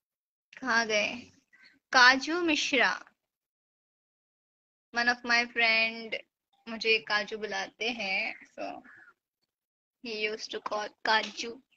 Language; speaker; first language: Hindi; native; Hindi